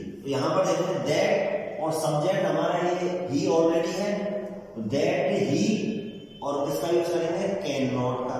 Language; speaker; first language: Hindi; native; Hindi